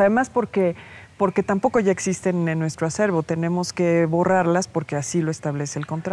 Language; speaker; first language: Spanish; native; Spanish